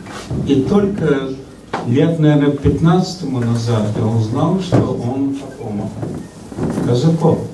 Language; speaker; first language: Russian; early bilingual, heritage; Russian